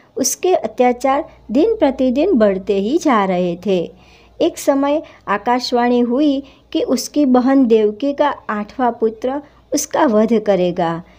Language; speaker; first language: Hindi; non-native, local second language; Gujarati